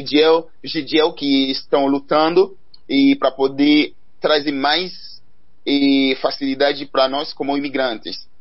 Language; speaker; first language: Portuguese; non-native, learner; Haitian Creole